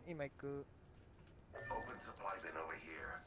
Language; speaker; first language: Japanese; native; Japanese